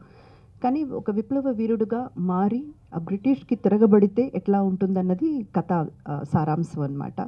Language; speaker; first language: Telugu; native; Telugu